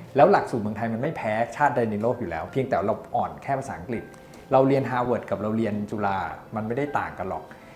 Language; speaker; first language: Thai; native; Thai